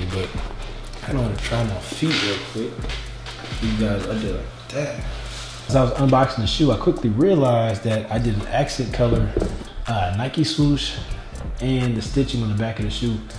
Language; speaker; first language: English; native; English